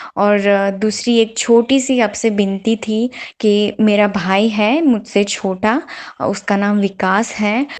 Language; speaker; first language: Hindi; non-native, local second language; Gujarati